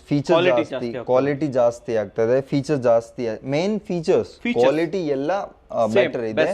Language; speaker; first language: Kannada; non-native, local second language; Hindi